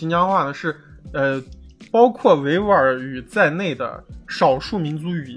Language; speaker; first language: Chinese; native; Chinese